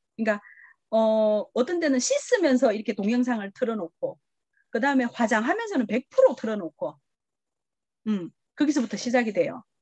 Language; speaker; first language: Korean; early bilingual, heritage; Korean